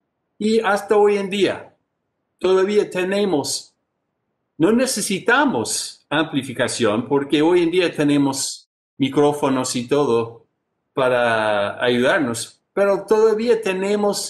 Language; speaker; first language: Spanish; non-native, fluent; English